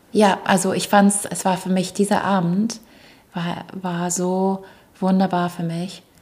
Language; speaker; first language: German; early bilingual, other home language; English